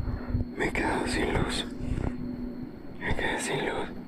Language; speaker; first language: Spanish; native; Spanish